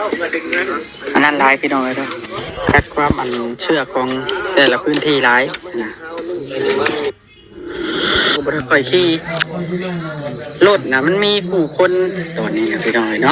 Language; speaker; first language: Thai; non-native, local second language; Lao